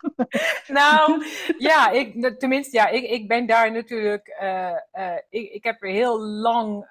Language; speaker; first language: Dutch; non-native, fluent; French